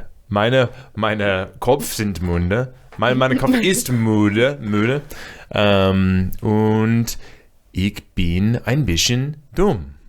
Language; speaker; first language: German; non-native, learner; English